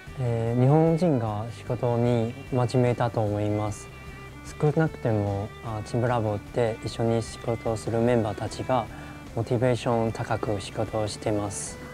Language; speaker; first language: Japanese; non-native, fluent; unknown